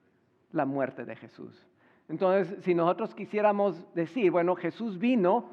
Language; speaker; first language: Spanish; native; Spanish